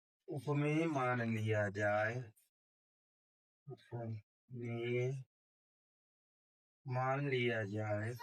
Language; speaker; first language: Hindi; native; Hindi